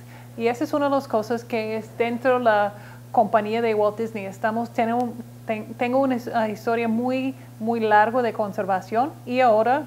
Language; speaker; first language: Spanish; non-native, learner; English